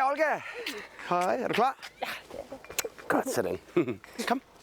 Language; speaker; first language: Danish; native; Danish